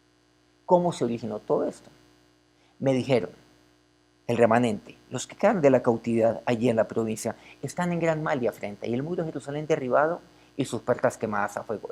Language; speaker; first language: Spanish; native; Spanish